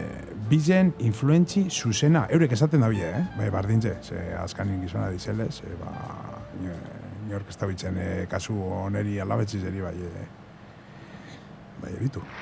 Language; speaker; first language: Basque; native; Basque